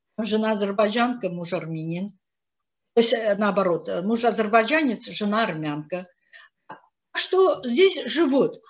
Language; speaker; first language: Russian; non-native, local second language; Azerbaijani